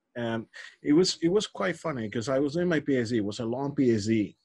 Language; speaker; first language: English; non-native, fluent; Spanish